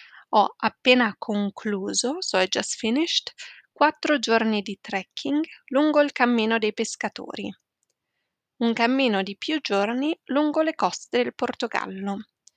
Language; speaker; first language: Italian; native; Italian